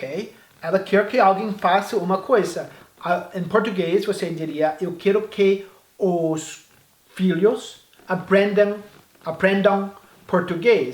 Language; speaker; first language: Portuguese; non-native, fluent; English